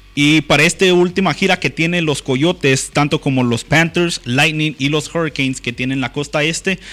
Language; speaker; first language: Spanish; early bilingual, heritage; Spanish